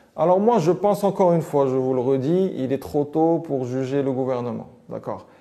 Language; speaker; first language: French; non-native, local second language; Arabic